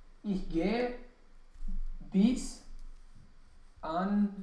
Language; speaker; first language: German; non-native, learner; Romanian